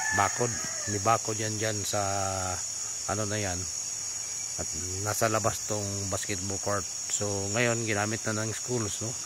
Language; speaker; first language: Filipino; non-native, local second language; Cebuano